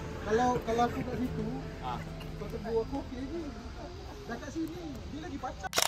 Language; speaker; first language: Malay; native; Malay